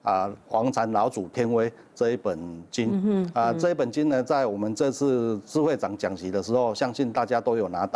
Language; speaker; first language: Chinese; native; Chinese